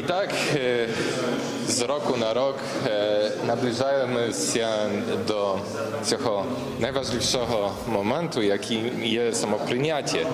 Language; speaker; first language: Ukrainian; non-native, fluent; Polish